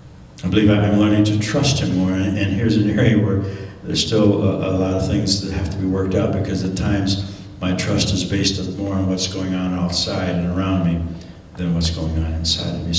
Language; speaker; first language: English; native; English